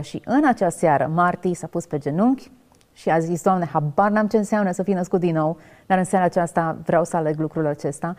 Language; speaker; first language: Romanian; native; Romanian